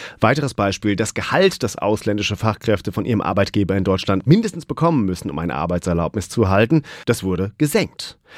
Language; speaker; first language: German; native; German